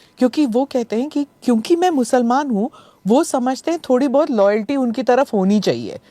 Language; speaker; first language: Hindi; native; Hindi